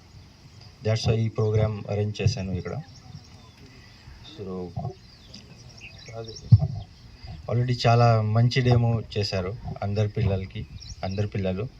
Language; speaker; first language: Telugu; non-native, learner; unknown